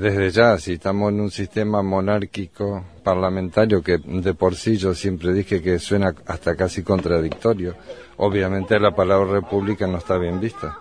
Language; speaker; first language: Spanish; native; Spanish